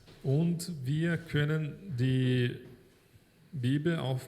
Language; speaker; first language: German; non-native, fluent; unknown